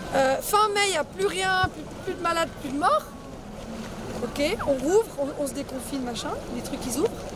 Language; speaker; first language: French; native; French